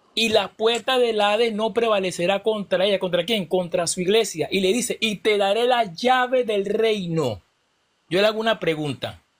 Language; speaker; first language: Spanish; native; Spanish